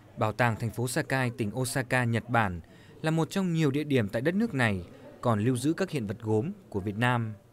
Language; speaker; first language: Vietnamese; native; Vietnamese